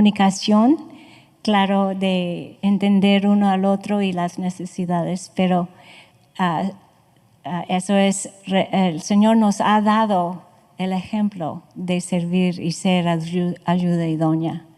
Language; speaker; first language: Spanish; non-native, fluent; English